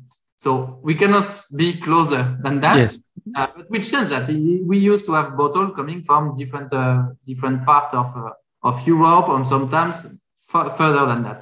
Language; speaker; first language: English; non-native, fluent; French